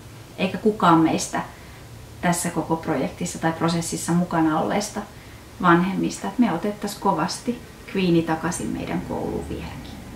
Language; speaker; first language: Finnish; native; Finnish